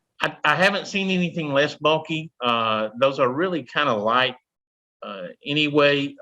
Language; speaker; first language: English; native; English